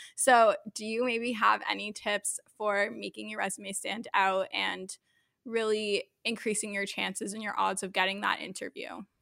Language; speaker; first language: English; native; English